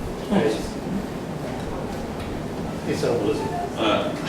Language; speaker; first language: Portuguese; non-native, fluent; Dutch